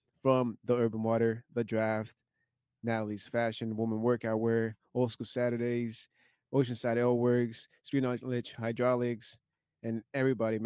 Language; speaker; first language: English; early bilingual, other home language; Spanish